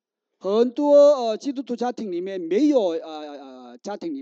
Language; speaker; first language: Chinese; non-native, learner; Korean